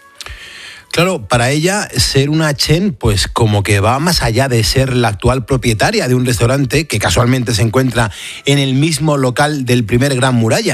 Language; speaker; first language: Spanish; native; Spanish